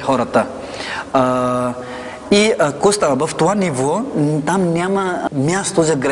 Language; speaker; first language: Bulgarian; non-native, fluent; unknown